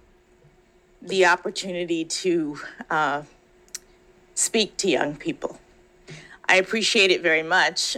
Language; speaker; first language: English; native; English